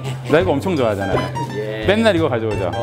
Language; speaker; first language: Korean; native; Korean